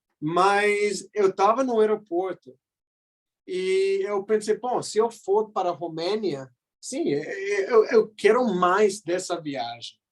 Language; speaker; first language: Portuguese; non-native, fluent; English